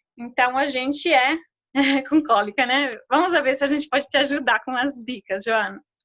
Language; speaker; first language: Portuguese; non-native, fluent; Italian